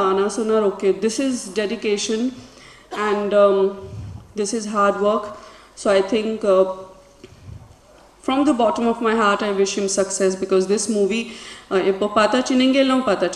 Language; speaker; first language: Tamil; non-native, learner; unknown